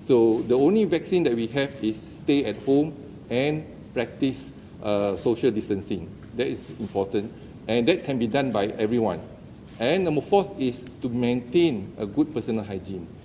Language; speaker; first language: English; non-native, local second language; Malay